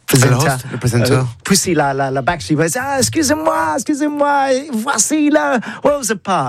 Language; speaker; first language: French; non-native, learner; English